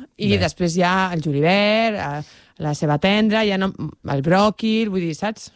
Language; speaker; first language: Catalan; non-native, local second language; Spanish